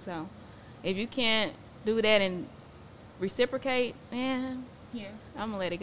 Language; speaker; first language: English; native; English